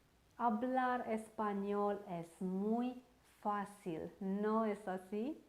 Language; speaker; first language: Spanish; non-native, fluent; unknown